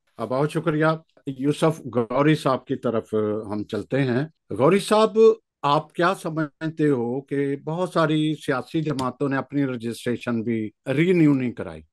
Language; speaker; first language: Urdu; non-native, local second language; Punjabi